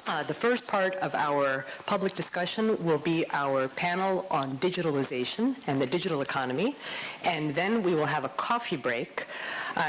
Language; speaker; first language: English; non-native, fluent; Latvian